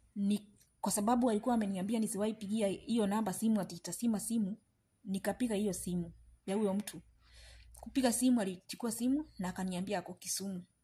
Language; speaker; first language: Swahili; native; Swahili